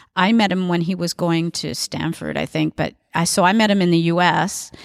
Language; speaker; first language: English; native; English